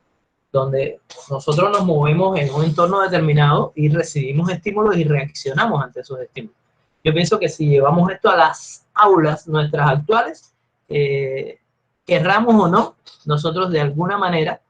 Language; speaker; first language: Spanish; native; Spanish